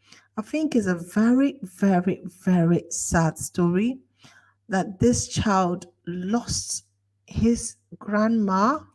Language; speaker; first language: English; non-native, local second language; Igbo